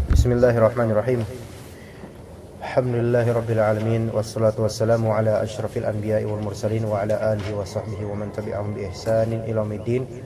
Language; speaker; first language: Arabic; non-native, fluent; Indonesian